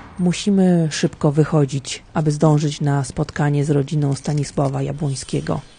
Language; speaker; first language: Polish; native; Polish